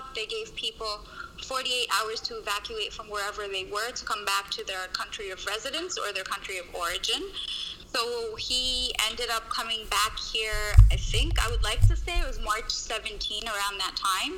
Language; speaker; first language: English; native; English